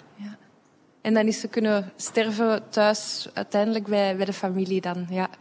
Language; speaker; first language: Dutch; native; Dutch